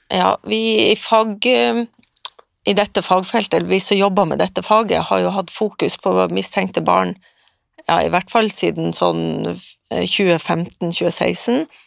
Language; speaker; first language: Norwegian; native; Norwegian